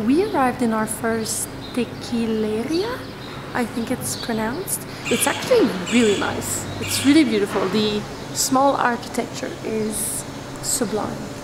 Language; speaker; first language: English; native; English